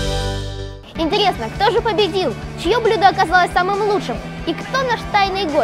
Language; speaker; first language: Russian; native; Russian